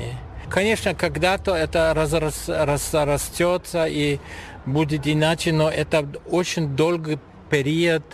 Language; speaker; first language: Russian; non-native, fluent; German